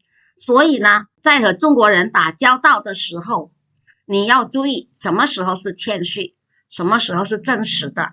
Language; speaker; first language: Chinese; non-native, fluent; Indonesian